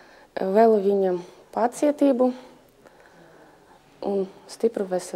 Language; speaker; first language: Latvian; non-native, local second language; Russian